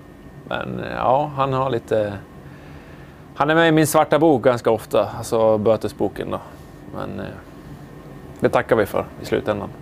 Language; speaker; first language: Swedish; native; Swedish